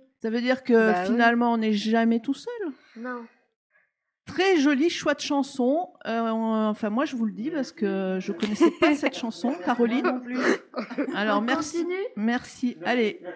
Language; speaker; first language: French; native; French